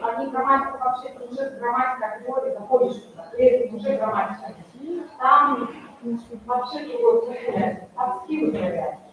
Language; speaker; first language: Russian; non-native, local second language; Kazakh